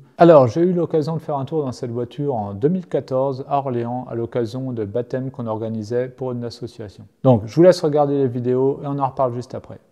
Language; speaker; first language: French; native; French